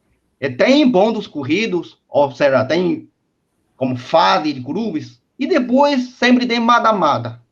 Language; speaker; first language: Portuguese; non-native, fluent; Chinese